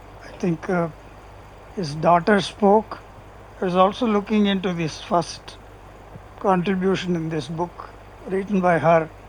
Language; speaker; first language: English; non-native, local second language; Telugu